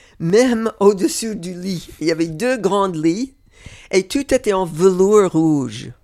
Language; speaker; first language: French; non-native, fluent; English